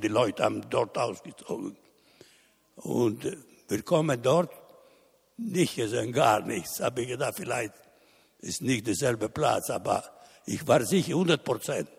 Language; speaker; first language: German; non-native, learner; Italian